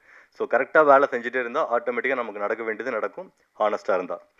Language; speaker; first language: Tamil; native; Tamil